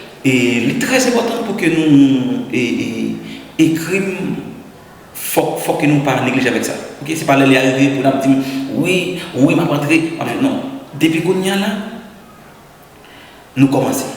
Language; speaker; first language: French; non-native, learner; Haitian Creole